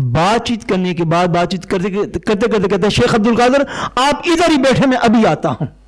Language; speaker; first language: Urdu; non-native, local second language; Punjabi